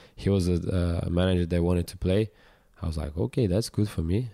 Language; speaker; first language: English; non-native, fluent; Portuguese